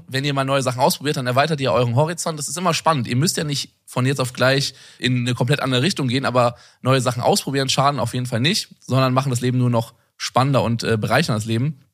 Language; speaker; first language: German; native; German